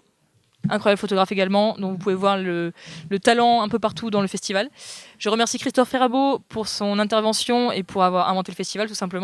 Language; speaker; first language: French; native; French